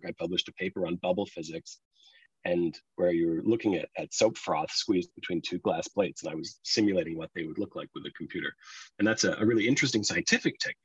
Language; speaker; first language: English; native; English